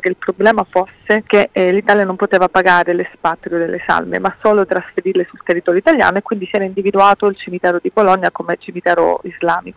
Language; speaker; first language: Italian; native; Italian